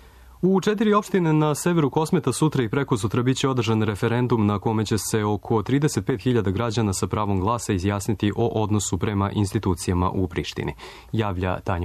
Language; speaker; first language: Croatian; native; Croatian